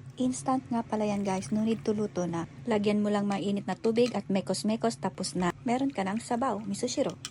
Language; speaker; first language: Filipino; native; Filipino